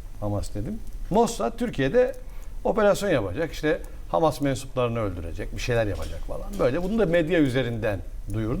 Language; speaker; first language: Turkish; native; Turkish